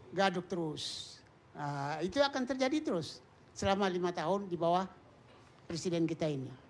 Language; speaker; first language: Indonesian; non-native, local second language; Minangkabau